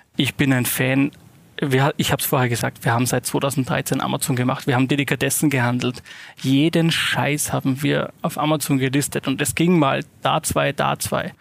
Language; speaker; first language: German; native; German